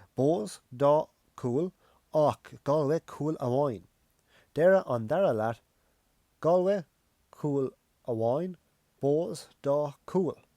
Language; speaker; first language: Irish; non-native, local second language; English